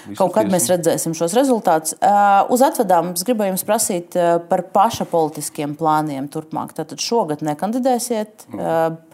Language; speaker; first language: Latvian; non-native, local second language; Russian